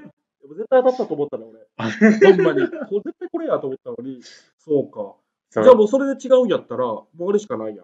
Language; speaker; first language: Japanese; native; Japanese